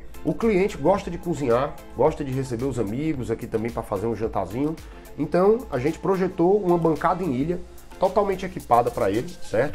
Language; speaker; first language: Portuguese; native; Portuguese